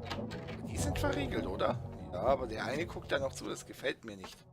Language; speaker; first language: German; native; German